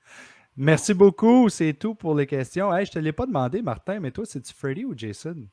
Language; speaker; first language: French; native; French